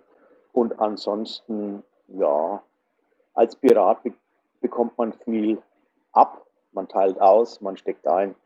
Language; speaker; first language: German; native; German